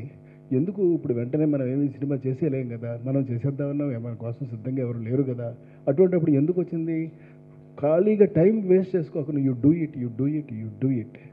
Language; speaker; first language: Telugu; native; Telugu